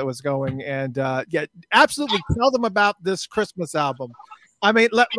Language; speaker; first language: English; native; English